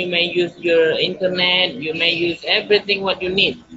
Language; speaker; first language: English; non-native, learner; Indonesian